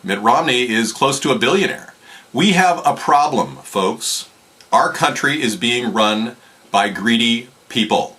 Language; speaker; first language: English; native; English